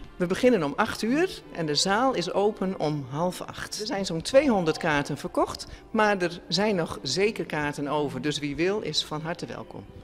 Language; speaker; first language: Dutch; native; Dutch